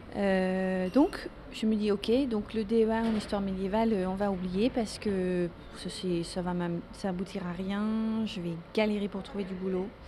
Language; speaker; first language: French; non-native, fluent; Dutch